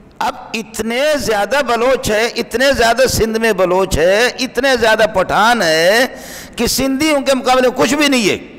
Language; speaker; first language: Urdu; non-native, local second language; Brahui